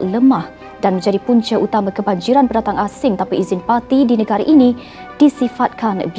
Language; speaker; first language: Malay; native; Malay